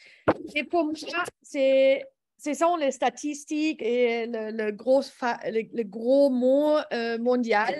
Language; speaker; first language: French; non-native, learner; English